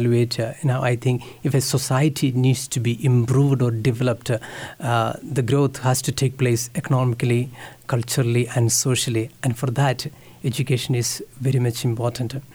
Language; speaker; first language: English; non-native, local second language; Malayalam